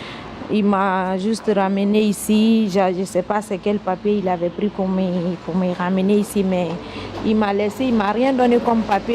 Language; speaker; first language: French; non-native, local second language; Mandingo